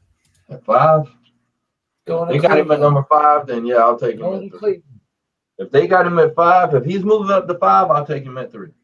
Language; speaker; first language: English; native; English